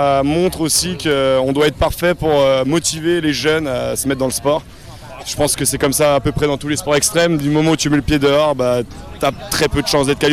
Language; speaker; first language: French; native; French